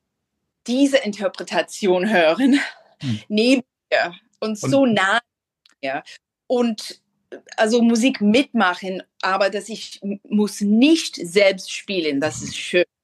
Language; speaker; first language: German; non-native, fluent; English